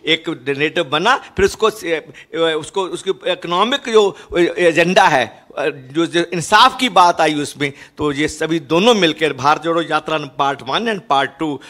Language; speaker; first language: Hindi; non-native, local second language; Punjabi